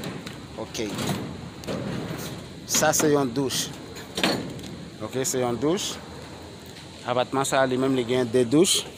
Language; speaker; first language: French; non-native, learner; Haitian Creole